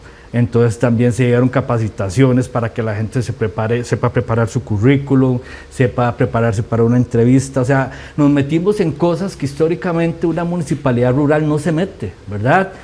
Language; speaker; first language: Spanish; native; Spanish